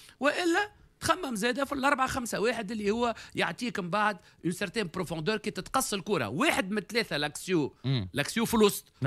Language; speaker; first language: Arabic; native; Arabic